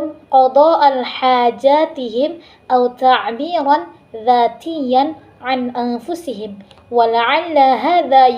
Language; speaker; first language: Arabic; non-native, learner; Indonesian